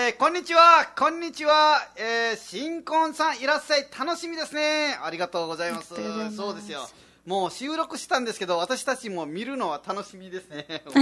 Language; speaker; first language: Japanese; non-native, fluent; Nepali